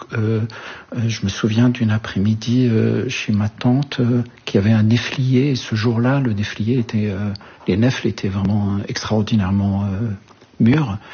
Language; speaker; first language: French; early bilingual, other home language; Arabic